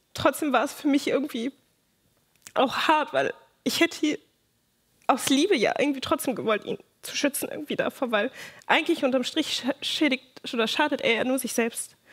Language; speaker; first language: German; native; German